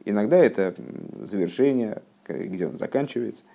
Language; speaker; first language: Russian; native; Russian